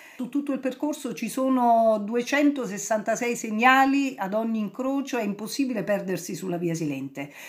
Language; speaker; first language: Italian; native; Italian